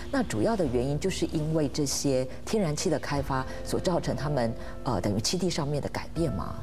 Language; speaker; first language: Chinese; native; Chinese